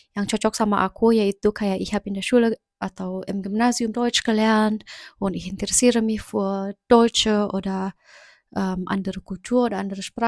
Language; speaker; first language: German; non-native, learner; Indonesian